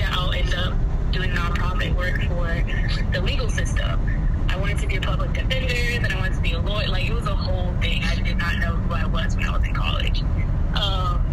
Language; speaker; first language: English; native; English